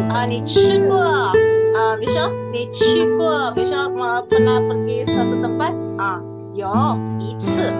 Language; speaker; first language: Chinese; non-native, fluent; Indonesian